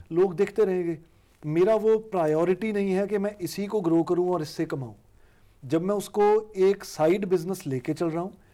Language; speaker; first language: Hindi; non-native, local second language; Punjabi